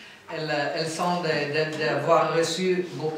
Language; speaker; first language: French; non-native, fluent; Italian